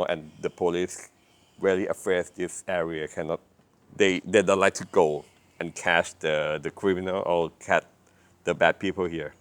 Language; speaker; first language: English; non-native, learner; Thai